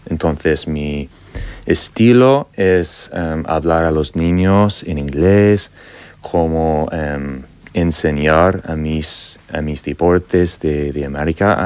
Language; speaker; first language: Spanish; non-native, learner; English